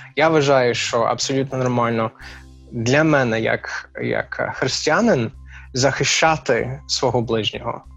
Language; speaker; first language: Ukrainian; non-native, fluent; English